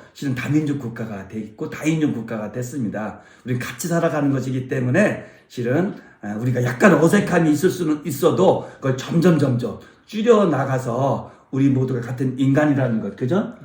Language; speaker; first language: Korean; native; Korean